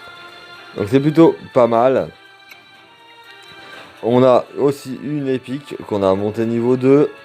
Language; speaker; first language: French; native; French